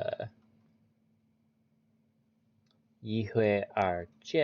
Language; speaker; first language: Chinese; non-native, learner; English